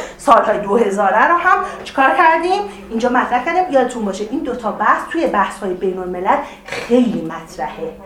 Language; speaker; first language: Persian; native; Persian